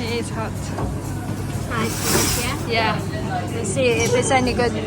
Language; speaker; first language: English; non-native, learner; Thai